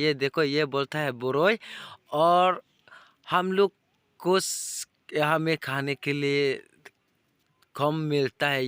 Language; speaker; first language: Hindi; non-native, local second language; Chakma